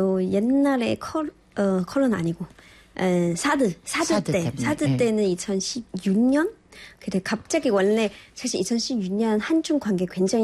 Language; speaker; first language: Korean; non-native, fluent; Chinese